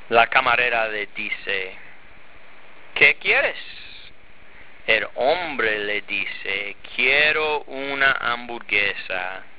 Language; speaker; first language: Spanish; non-native, fluent; English